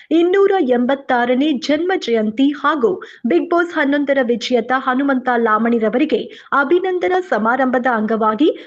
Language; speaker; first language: Kannada; native; Kannada